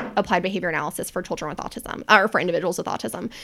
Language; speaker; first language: English; native; English